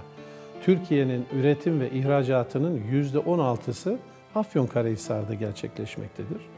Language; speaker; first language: Turkish; native; Turkish